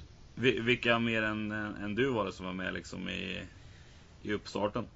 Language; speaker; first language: Swedish; native; Swedish